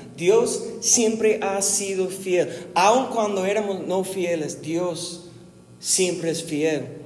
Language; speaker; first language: Spanish; non-native, fluent; English